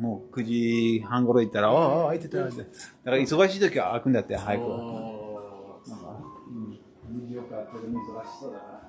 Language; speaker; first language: Japanese; non-native, fluent; English